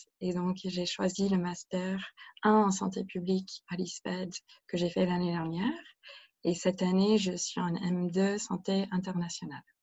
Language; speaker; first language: French; non-native, fluent; English